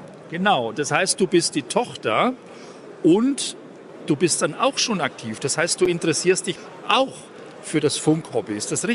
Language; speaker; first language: German; native; German